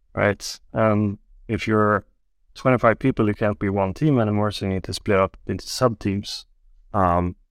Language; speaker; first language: English; non-native, fluent; Swedish